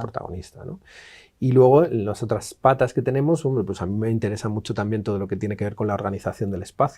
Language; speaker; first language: Spanish; native; Spanish